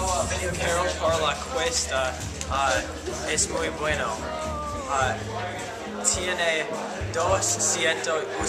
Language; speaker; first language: Spanish; non-native, learner; English